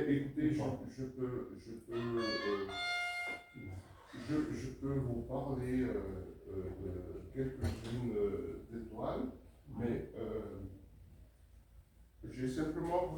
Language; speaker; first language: French; native; French